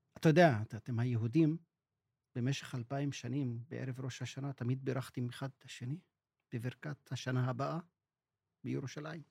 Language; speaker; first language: Hebrew; non-native, local second language; Arabic